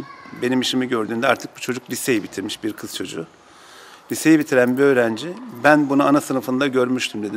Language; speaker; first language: Turkish; native; Turkish